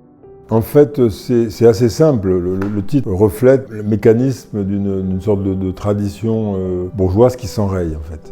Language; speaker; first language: French; native; French